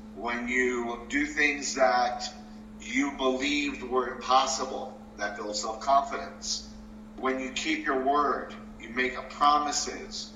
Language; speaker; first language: English; early bilingual, other home language; Spanish